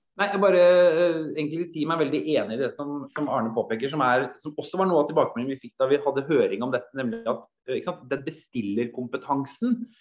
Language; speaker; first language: Norwegian; native; Norwegian